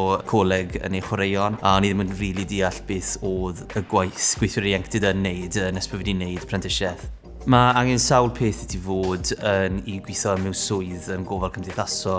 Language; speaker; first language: Welsh; native; Welsh